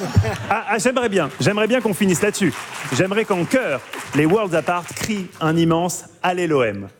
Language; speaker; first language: French; native; French